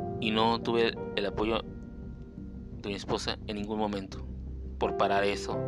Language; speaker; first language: Spanish; native; Spanish